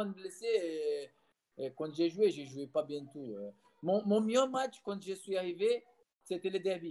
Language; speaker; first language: French; non-native, fluent; Portuguese